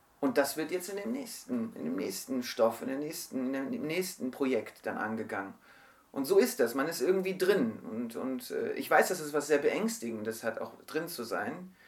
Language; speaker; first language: German; early bilingual, other home language; Turkish